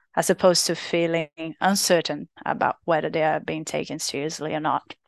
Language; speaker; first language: English; non-native, fluent; Portuguese